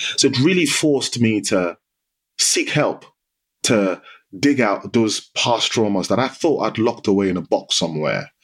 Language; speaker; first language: English; non-native, local second language; Yoruba